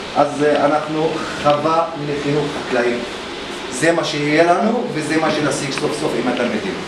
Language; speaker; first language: Hebrew; non-native, local second language; Arabic